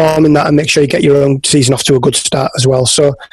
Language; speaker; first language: English; native; English